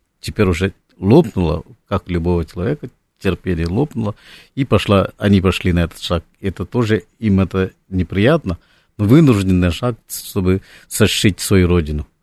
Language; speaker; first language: Russian; non-native, fluent; Malayalam